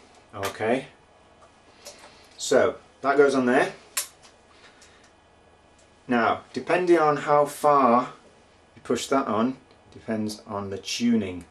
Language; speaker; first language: English; native; English